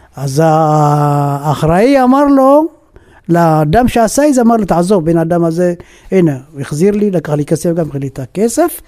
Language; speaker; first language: Hebrew; non-native, fluent; Tigrinya